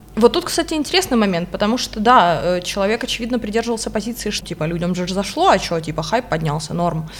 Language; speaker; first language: Russian; non-native, local second language; Ukrainian